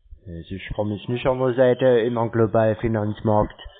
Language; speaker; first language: German; native; German